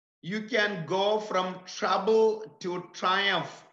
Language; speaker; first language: English; non-native, local second language; Malayalam